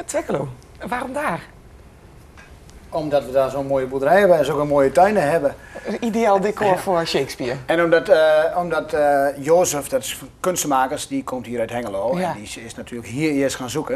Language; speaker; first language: Dutch; native; Dutch